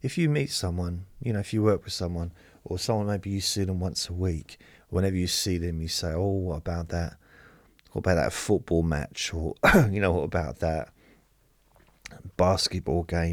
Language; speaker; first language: English; native; English